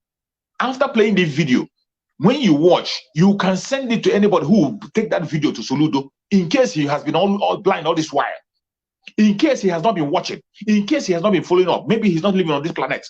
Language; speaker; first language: English; non-native, local second language; Igbo